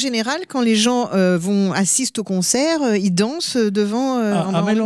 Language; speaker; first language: French; native; French